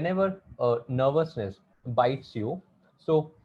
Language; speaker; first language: English; non-native, local second language; Hindi